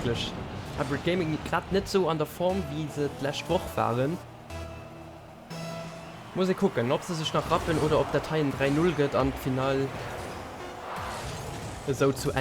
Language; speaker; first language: German; non-native, local second language; Luxembourgish